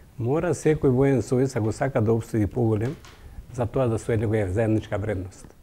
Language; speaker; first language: Macedonian; non-native, local second language; Albanian